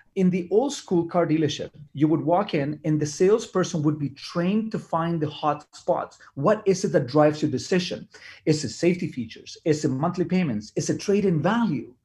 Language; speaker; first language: English; non-native, fluent; Spanish